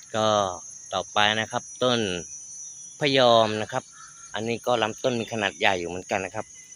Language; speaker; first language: Thai; non-native, local second language; Malay